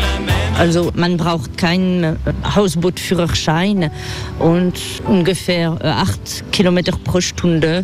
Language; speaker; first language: German; non-native, fluent; French